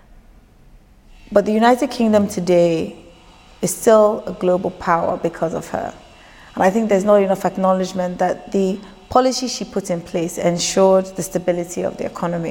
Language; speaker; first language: English; non-native, local second language; Yoruba